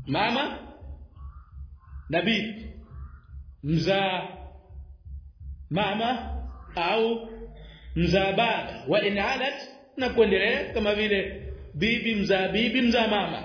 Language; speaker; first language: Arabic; non-native, fluent; Swahili